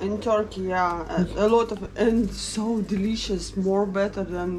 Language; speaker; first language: English; non-native, learner; Russian